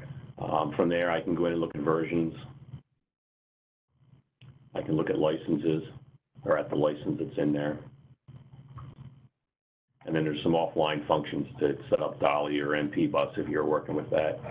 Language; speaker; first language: English; native; English